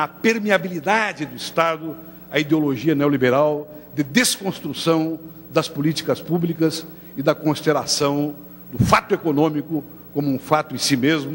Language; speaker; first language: Portuguese; native; Portuguese